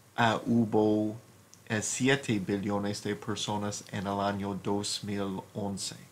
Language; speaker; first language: Spanish; non-native, fluent; English